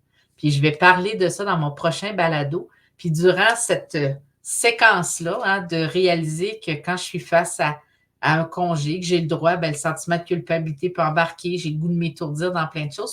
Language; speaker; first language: French; native; French